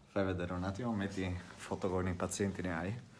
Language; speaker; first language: Italian; native; Italian